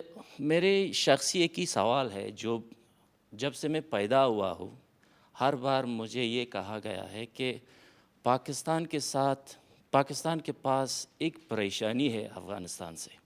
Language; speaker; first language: Hindi; non-native, fluent; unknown